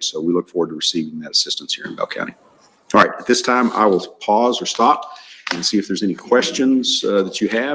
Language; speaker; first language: English; native; English